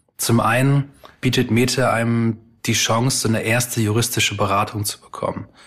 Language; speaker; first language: German; early bilingual, other home language; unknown